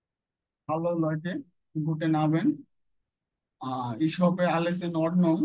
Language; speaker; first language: German; non-native, fluent; Bangla